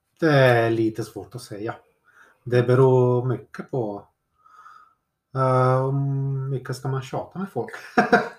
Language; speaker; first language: Swedish; non-native, fluent; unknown